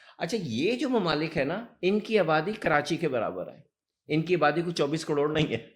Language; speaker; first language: Urdu; early bilingual, heritage; Urdu